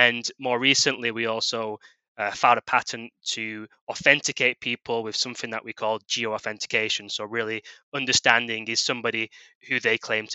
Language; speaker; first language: English; native; English